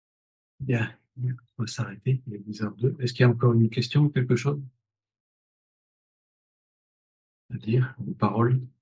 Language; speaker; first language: French; native; French